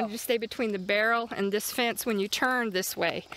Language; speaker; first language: English; native; English